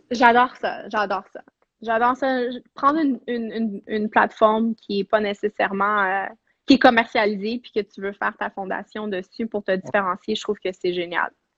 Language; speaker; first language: French; native; French